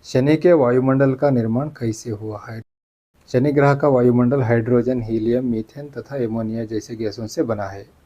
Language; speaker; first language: Hindi; non-native, local second language; Kannada